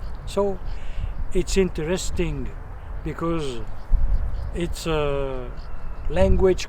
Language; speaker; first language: English; non-native, fluent; French